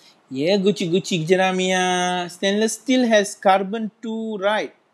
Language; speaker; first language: English; non-native, local second language; Malay